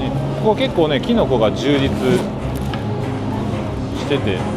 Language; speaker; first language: Japanese; native; Japanese